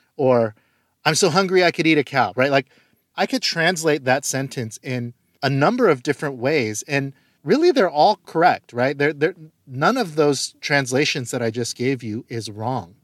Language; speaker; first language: English; early bilingual, other home language; Korean